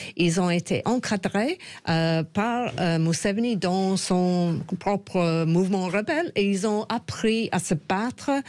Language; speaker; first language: French; non-native, fluent; English